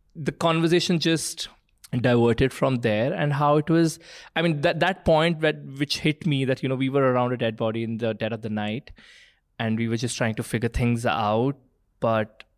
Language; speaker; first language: English; non-native, local second language; Punjabi